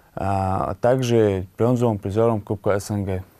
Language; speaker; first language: Russian; non-native, local second language; Chechen